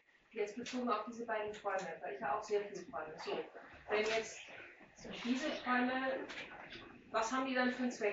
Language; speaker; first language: German; native; German